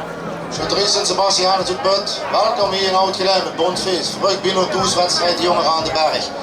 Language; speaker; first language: Dutch; native; Dutch